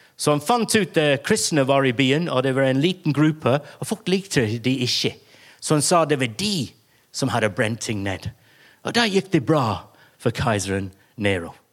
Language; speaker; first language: Norwegian; non-native, fluent; English